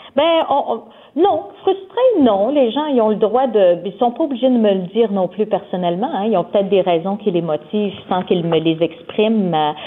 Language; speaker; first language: French; native; French